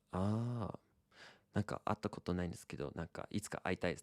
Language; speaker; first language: Japanese; non-native, learner; English